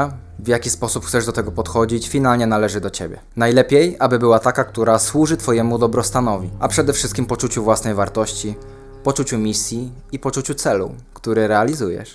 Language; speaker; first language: Polish; native; Polish